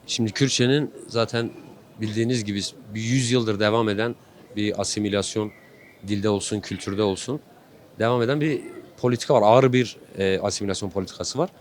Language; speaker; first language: Turkish; non-native, local second language; Kurdish